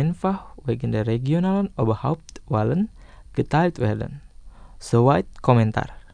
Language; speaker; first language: German; non-native, fluent; Indonesian